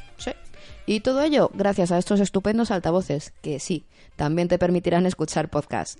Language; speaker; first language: Spanish; native; Spanish